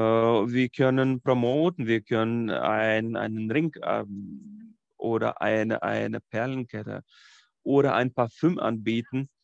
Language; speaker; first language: German; non-native, fluent; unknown